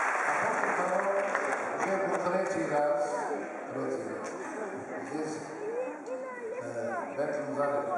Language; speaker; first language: Russian; non-native, fluent; Azerbaijani